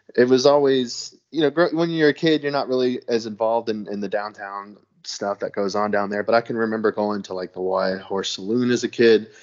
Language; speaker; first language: English; native; English